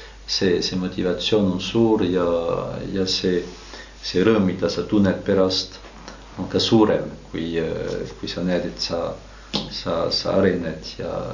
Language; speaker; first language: Estonian; non-native, fluent; French